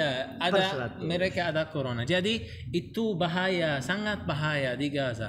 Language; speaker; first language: Indonesian; non-native, learner; Arabic